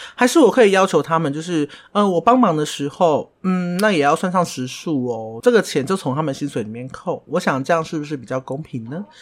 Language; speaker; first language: Chinese; non-native, local second language; Min Nan Chinese